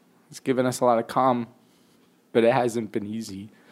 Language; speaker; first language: English; early bilingual, other home language; Spanish